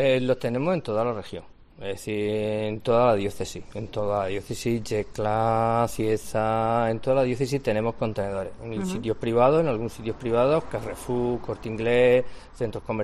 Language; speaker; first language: Spanish; native; Spanish